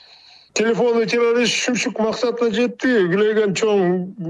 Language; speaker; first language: Kyrgyz; native; Kyrgyz